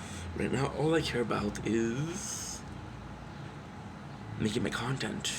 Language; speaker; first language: English; non-native, local second language; French